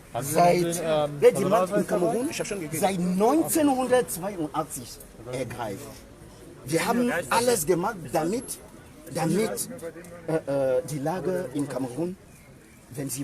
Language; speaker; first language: German; non-native, learner; French